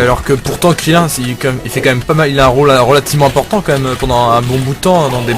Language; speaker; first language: French; native; French